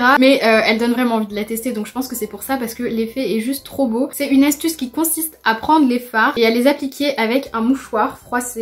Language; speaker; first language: French; native; French